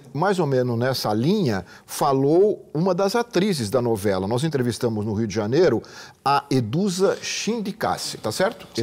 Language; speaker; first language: Portuguese; native; Portuguese